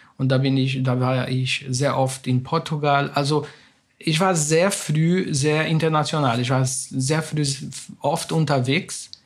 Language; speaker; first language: German; non-native, fluent; Spanish